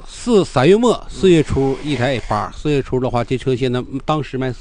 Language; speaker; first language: Chinese; native; Chinese